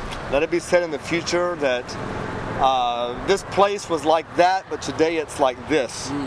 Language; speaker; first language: English; native; English